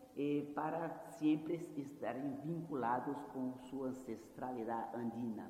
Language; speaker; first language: Spanish; non-native, fluent; Portuguese